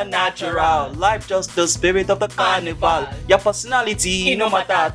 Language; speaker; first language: English; non-native, local second language; Yoruba